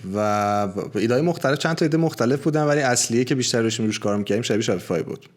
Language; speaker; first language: Persian; native; Persian